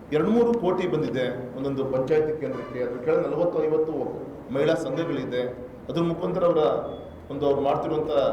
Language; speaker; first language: Kannada; native; Kannada